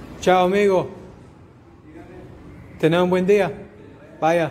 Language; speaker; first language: Spanish; non-native, learner; English